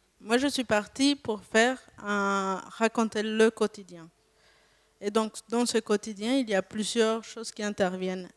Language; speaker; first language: French; non-native, fluent; Spanish